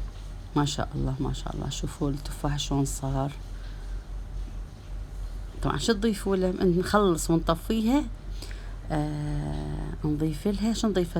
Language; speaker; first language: Arabic; native; Arabic